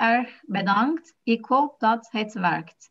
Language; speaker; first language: Dutch; non-native, learner; Turkish